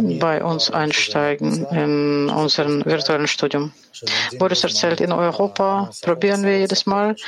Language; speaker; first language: German; non-native, fluent; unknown